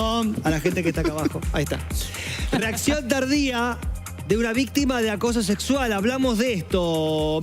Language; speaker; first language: Spanish; native; Spanish